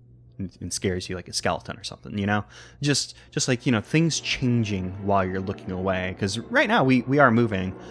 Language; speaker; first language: English; native; English